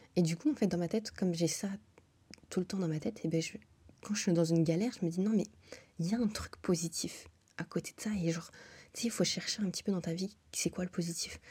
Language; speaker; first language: French; native; French